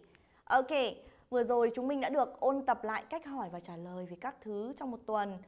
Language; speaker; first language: Vietnamese; native; Vietnamese